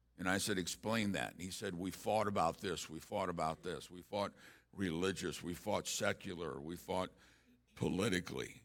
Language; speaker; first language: English; native; English